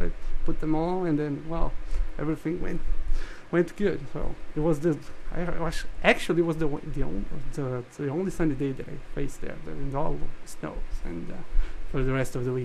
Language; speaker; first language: English; non-native, fluent; Portuguese